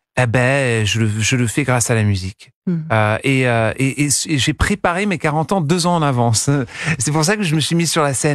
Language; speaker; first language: French; non-native, fluent; English